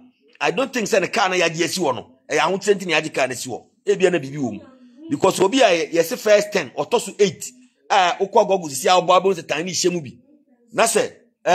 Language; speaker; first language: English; non-native, local second language; Akan